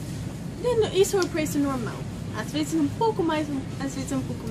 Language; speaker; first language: Portuguese; non-native, fluent; English